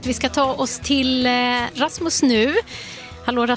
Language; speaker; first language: Swedish; native; Swedish